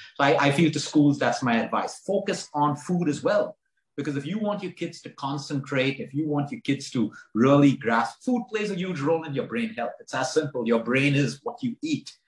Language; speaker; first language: English; non-native, local second language; Konkani